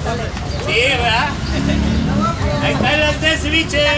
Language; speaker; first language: Spanish; native; Spanish